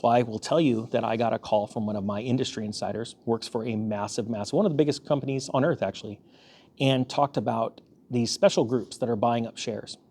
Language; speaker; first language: English; native; English